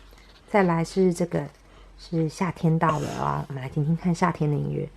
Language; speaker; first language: Chinese; native; Chinese